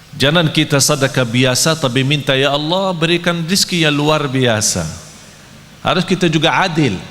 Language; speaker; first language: Malay; non-native, fluent; Arabic